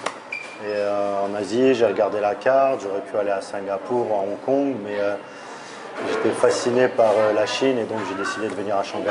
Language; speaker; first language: French; early bilingual, other home language; Arabic